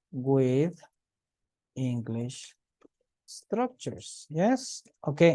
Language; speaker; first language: English; non-native, fluent; Spanish